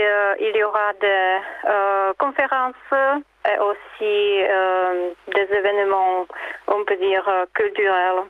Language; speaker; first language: French; non-native, learner; Czech